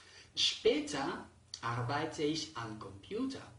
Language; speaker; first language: German; non-native, fluent; Spanish